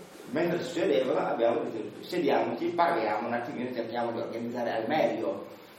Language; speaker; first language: Italian; non-native, fluent; Wolof